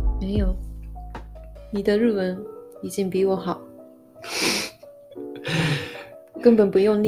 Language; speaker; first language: Chinese; non-native, learner; Japanese